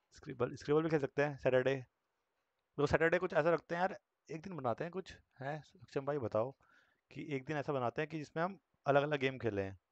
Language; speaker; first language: Hindi; native; Hindi